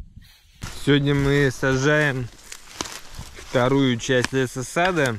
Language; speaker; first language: Russian; native; Russian